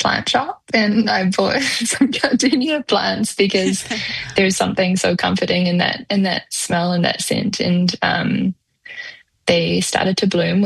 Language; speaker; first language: English; native; English